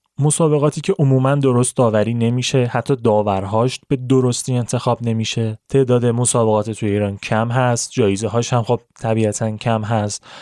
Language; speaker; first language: Persian; native; Persian